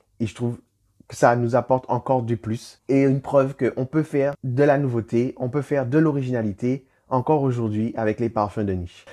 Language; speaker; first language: French; native; French